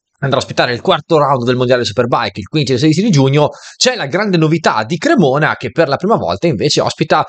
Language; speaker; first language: Italian; native; Italian